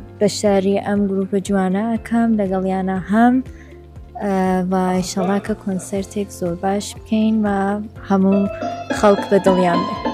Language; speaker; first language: Central Kurdish; native; Central Kurdish